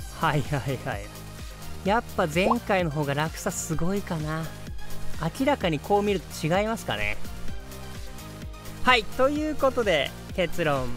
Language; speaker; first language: Japanese; native; Japanese